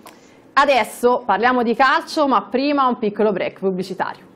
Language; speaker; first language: Italian; native; Italian